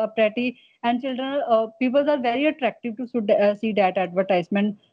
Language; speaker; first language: English; non-native, local second language; Punjabi